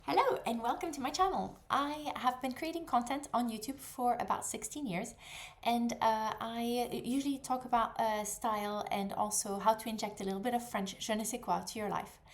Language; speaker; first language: English; non-native, fluent; French